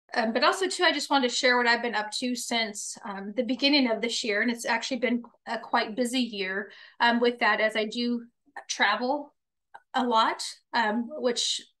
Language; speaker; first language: English; native; English